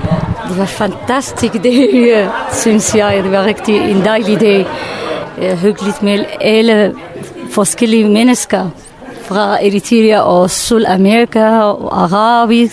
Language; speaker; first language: Danish; non-native, learner; Kurdish